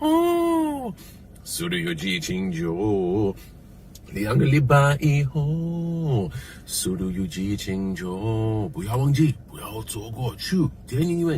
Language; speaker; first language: Chinese; non-native, learner; English